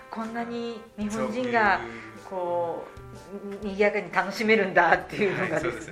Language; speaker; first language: Japanese; native; Japanese